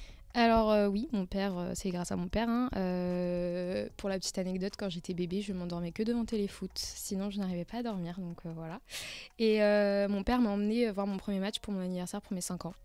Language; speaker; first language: French; native; French